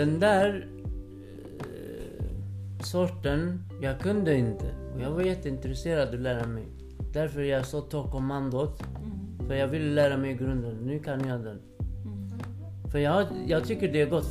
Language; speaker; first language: Swedish; non-native, fluent; Kurdish